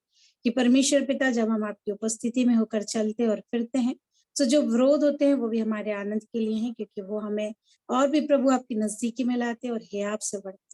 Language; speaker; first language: Hindi; native; Hindi